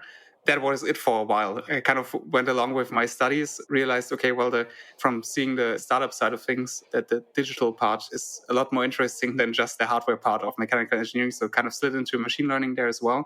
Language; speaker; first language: English; non-native, fluent; German